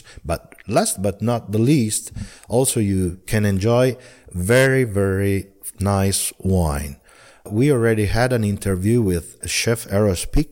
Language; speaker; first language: English; non-native, fluent; Italian